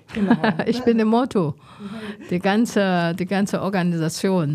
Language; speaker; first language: German; non-native, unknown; Chinese